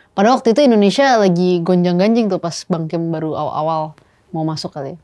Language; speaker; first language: Indonesian; native; Indonesian